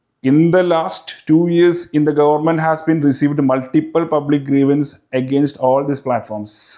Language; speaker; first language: English; non-native, local second language; Malayalam